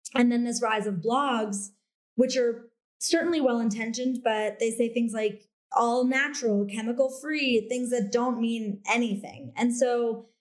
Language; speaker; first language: English; native; English